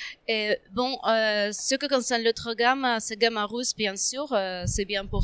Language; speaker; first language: French; non-native, fluent; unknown